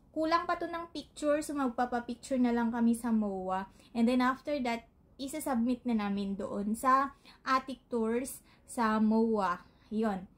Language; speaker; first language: Filipino; native; Filipino